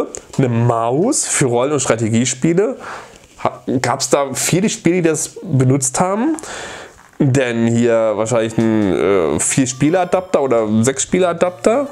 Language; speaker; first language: German; native; German